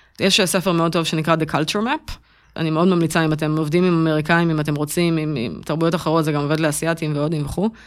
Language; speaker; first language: Hebrew; native; Hebrew